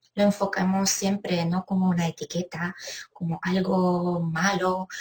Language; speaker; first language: Spanish; non-native, fluent; Ukrainian